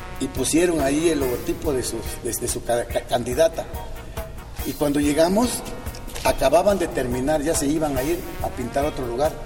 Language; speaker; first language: Spanish; non-native, local second language; Zapotec